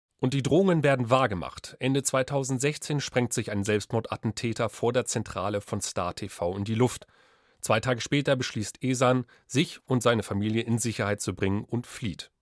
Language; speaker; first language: German; native; German